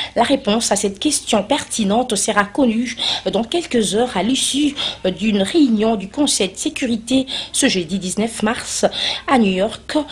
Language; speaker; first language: French; non-native, local second language; Lingala